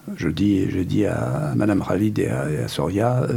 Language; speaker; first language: French; native; French